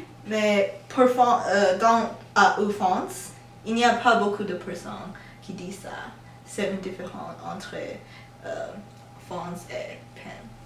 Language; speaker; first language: French; non-native, learner; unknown